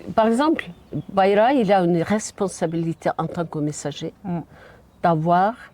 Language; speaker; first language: French; non-native, fluent; Mongolian